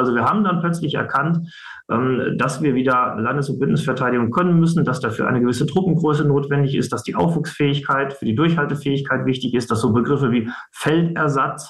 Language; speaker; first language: German; native; German